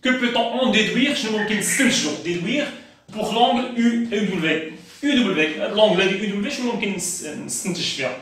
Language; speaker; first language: French; non-native, local second language; Arabic